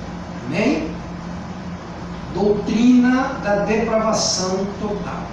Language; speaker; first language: Portuguese; native; Portuguese